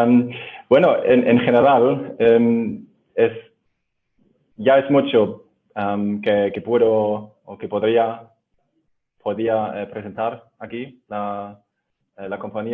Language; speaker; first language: Spanish; non-native, fluent; German